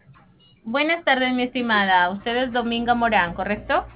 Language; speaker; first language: Spanish; native; Spanish